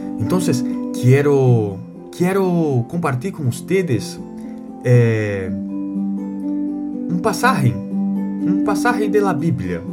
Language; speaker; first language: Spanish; non-native, learner; Portuguese